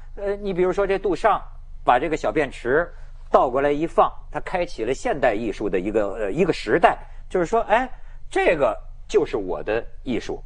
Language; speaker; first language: Chinese; native; Chinese